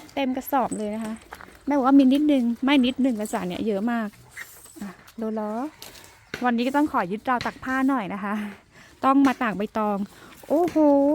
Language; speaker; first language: Thai; non-native, local second language; S'gaw Karen